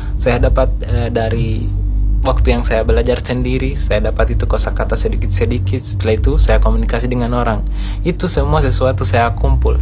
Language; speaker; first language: Indonesian; non-native, fluent; Kalenjin